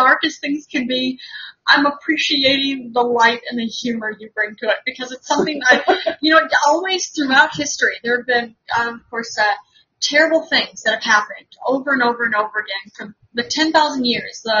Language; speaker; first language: English; native; English